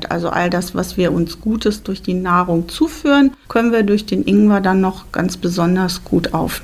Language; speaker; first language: German; native; German